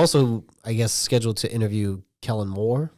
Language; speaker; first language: English; native; English